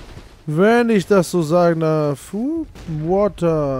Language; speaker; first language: German; native; German